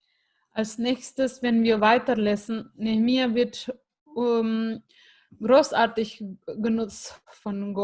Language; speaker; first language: German; non-native, fluent; Indonesian